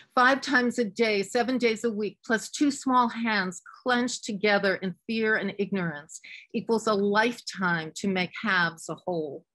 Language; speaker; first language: English; native; English